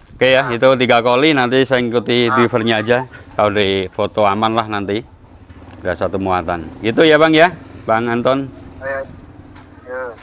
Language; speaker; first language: Indonesian; non-native, local second language; Javanese